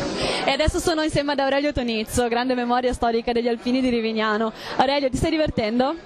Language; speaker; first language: Italian; native; Italian